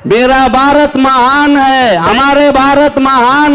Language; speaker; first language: Hindi; non-native, local second language; Telugu